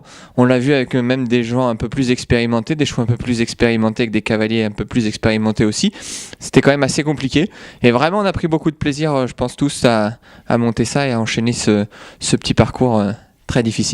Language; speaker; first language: French; native; French